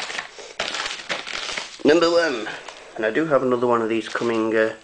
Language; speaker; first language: English; native; English